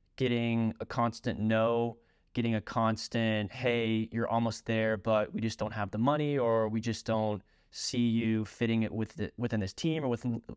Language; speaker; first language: English; native; English